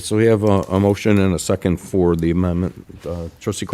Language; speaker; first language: English; native; English